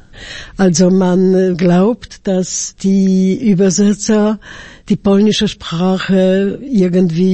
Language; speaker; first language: German; non-native, fluent; Polish